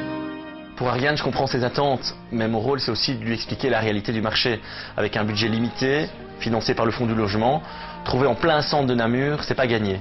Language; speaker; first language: French; native; French